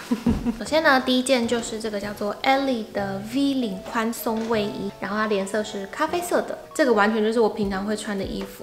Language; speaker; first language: Chinese; native; Chinese